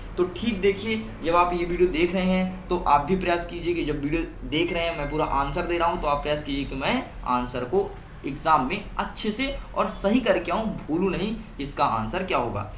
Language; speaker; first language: Hindi; native; Hindi